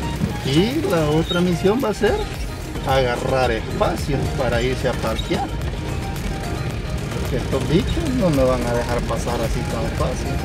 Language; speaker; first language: Spanish; native; Spanish